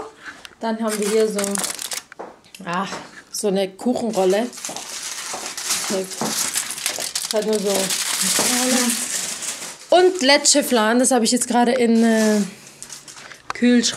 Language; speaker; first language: German; native; German